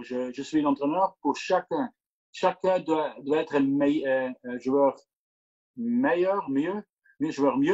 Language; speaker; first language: French; non-native, local second language; Dutch